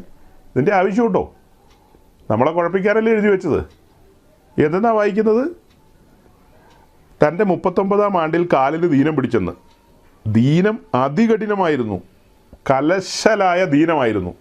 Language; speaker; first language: Malayalam; native; Malayalam